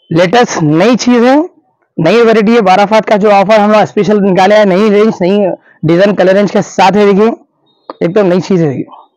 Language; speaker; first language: Hindi; non-native, local second language; Urdu